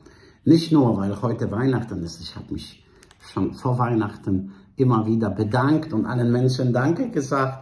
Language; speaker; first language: German; non-native, fluent; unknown